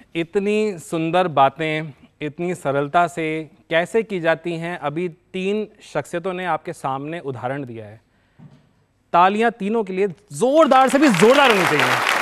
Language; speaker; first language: Hindi; native; Hindi